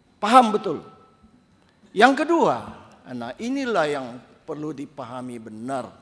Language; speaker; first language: Indonesian; native; Indonesian